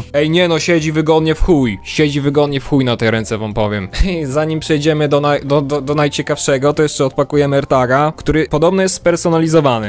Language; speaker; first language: Polish; native; Polish